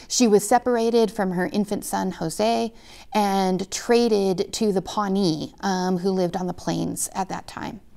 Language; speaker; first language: English; native; English